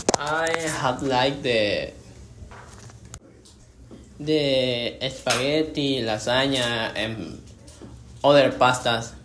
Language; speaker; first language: English; non-native, learner; Spanish